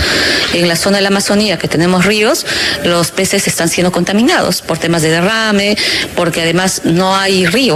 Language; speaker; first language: Spanish; native; Spanish